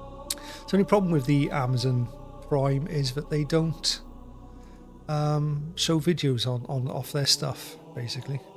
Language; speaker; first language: English; native; English